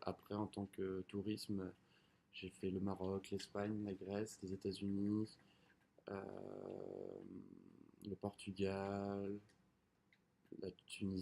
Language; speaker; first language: French; native; French